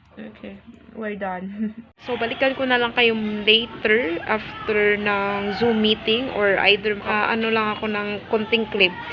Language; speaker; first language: Filipino; non-native, local second language; Cebuano